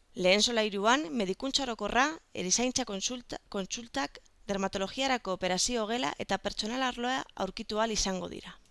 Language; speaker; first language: Basque; non-native, local second language; Spanish